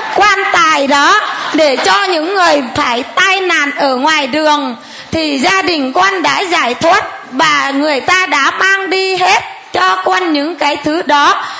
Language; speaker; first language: Vietnamese; non-native, local second language; Muong